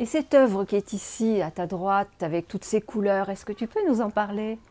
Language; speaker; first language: French; native; French